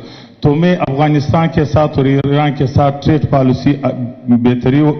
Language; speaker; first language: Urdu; non-native, local second language; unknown